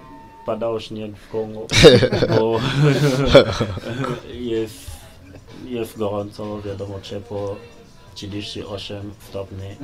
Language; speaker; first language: Polish; non-native, learner; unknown